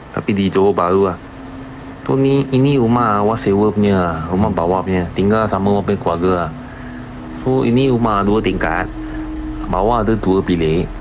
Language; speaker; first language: Malay; non-native, local second language; Chinese